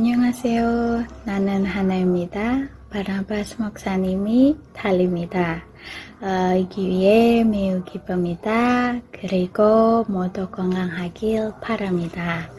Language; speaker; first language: Korean; non-native, learner; Indonesian